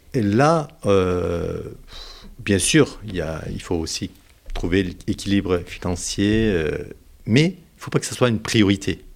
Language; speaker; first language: French; non-native, fluent; Turkish